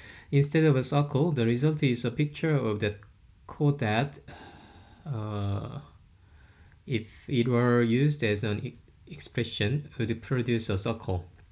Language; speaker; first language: English; non-native, fluent; Korean